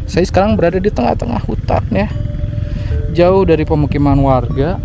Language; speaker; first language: Indonesian; non-native, local second language; Sundanese